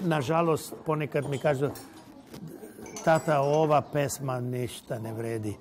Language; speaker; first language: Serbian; non-native, local second language; Hungarian